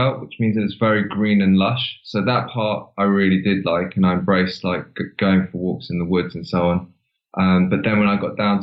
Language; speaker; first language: English; native; English